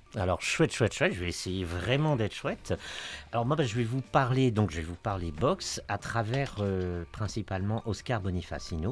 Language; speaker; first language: French; native; French